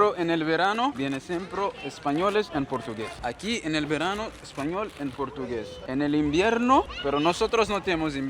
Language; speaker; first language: Spanish; non-native, learner; Kabuverdianu